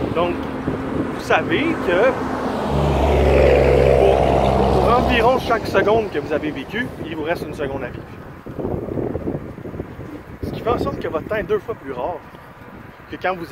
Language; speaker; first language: French; native; French